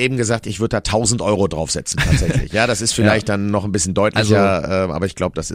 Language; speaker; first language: German; native; German